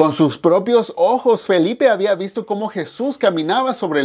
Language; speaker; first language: Spanish; native; Spanish